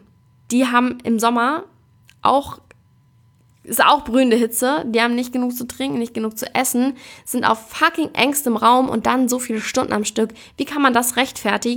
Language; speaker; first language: German; native; German